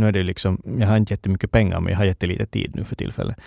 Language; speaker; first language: Swedish; native; Swedish